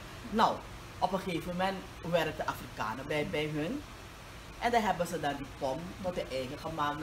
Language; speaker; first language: Dutch; native; Dutch